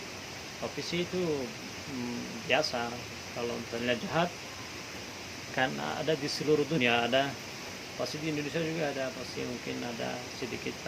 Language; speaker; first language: Indonesian; non-native, fluent; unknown